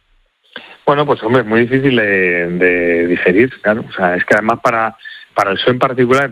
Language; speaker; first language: Spanish; native; Spanish